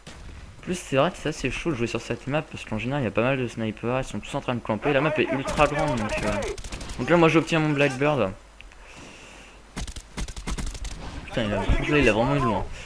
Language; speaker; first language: French; native; French